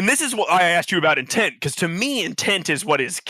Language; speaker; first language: English; native; English